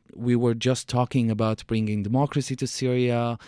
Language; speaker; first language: English; non-native, fluent; Arabic